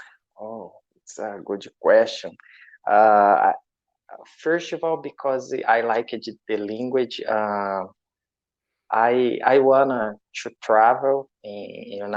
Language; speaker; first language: English; non-native, learner; Portuguese